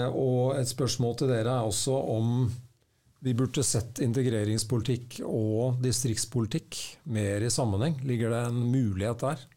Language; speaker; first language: Norwegian; native; Norwegian